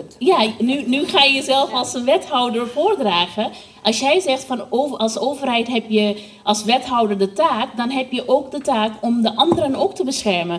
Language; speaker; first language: Dutch; non-native, fluent; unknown